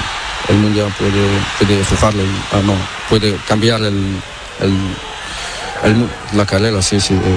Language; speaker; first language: Spanish; non-native, learner; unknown